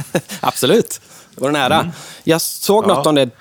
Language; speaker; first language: Swedish; native; Swedish